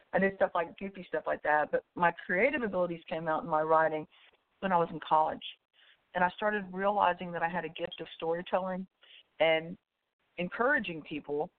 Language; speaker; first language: English; native; English